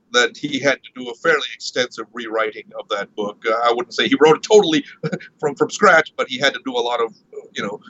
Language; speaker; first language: English; early bilingual, other home language; Marathi